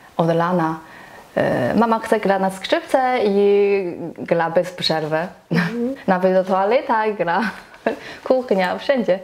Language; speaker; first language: Polish; non-native, learner; Chinese